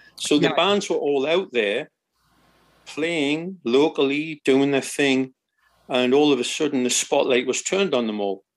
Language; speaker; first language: English; native; English